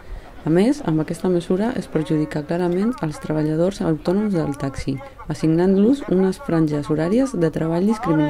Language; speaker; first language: Catalan; native; Catalan